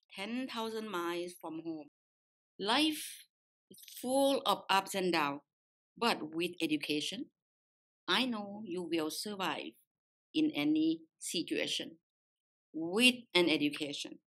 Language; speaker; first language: English; non-native, fluent; Lao